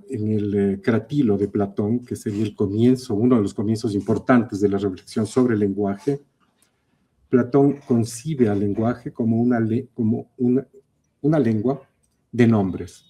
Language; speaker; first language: Spanish; native; Spanish